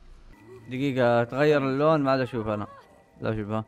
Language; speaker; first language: Arabic; native; Arabic